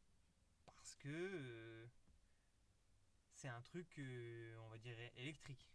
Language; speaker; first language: French; native; French